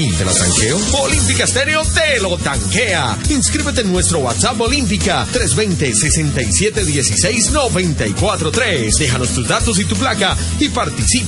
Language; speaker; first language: Spanish; native; Spanish